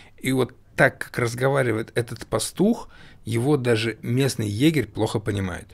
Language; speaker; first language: Russian; native; Russian